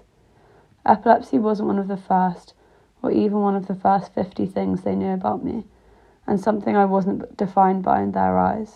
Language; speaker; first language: English; native; English